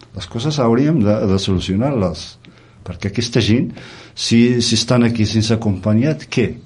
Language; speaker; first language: Catalan; non-native, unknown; Riffian